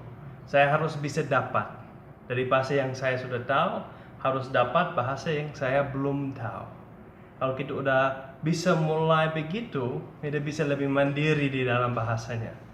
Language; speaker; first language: Indonesian; non-native, fluent; English